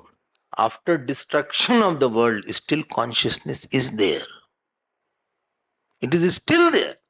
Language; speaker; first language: English; non-native, local second language; Hindi